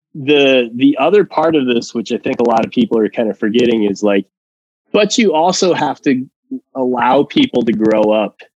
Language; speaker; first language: English; non-native, fluent; Spanish